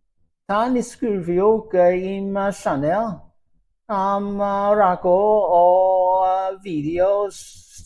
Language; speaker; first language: Welsh; non-native, learner; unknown